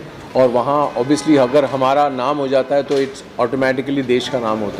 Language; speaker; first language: Hindi; native; Hindi